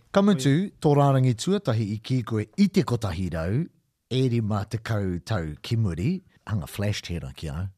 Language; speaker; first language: Māori; non-native, local second language; English